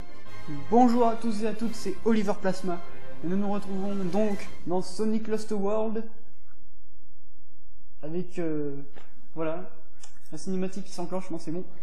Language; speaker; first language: French; native; French